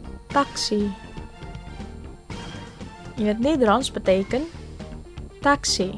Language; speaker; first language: Dutch; non-native, fluent; Indonesian